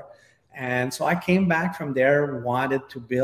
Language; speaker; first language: English; non-native, fluent; French